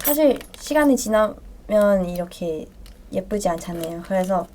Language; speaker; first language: Korean; non-native, fluent; Thai